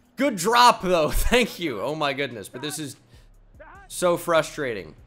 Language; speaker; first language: English; native; English